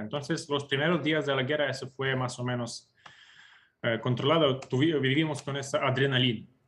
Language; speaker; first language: Spanish; non-native, fluent; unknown